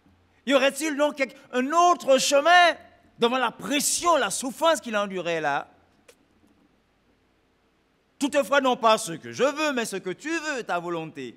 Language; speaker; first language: French; native; French